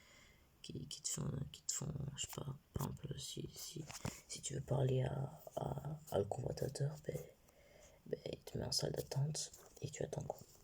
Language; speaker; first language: French; native; French